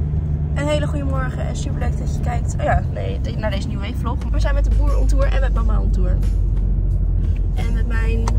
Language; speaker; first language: Dutch; native; Dutch